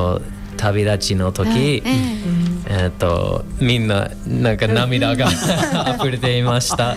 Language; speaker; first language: Japanese; non-native, fluent; English